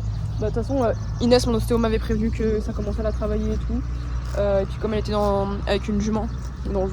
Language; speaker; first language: French; native; French